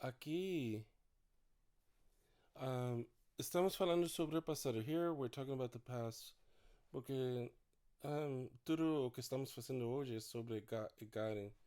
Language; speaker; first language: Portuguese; non-native, fluent; English